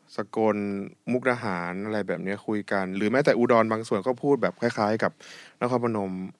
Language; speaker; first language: Thai; native; Thai